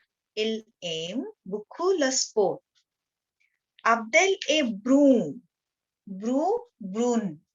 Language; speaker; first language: French; non-native, learner; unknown